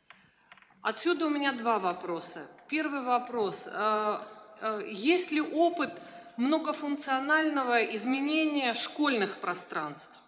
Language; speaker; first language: Russian; native; Russian